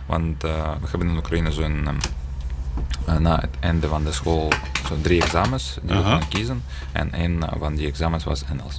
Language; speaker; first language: Dutch; non-native, fluent; Ukrainian